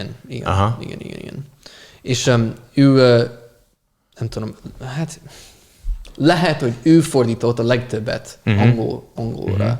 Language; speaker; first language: Hungarian; non-native, fluent; English